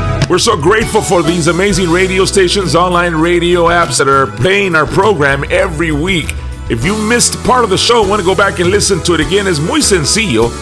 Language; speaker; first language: English; early bilingual, other home language; Spanish